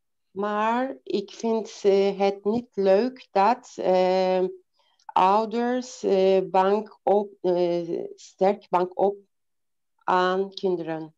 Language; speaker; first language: Dutch; non-native, learner; Turkish